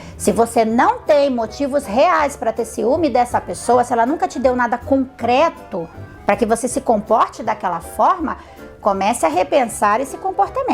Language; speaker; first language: Portuguese; native; Portuguese